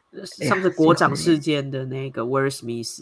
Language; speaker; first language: Chinese; native; Chinese